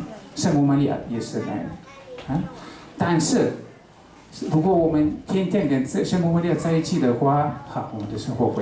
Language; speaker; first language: Chinese; non-native, fluent; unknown